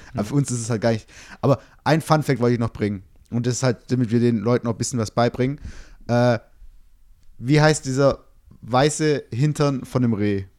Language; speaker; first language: German; early bilingual, other home language; Turkish